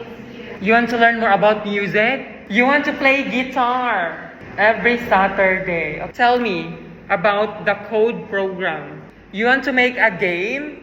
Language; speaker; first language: English; non-native, fluent; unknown